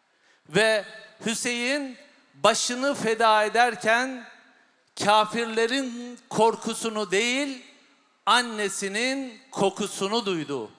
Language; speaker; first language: Turkish; native; Turkish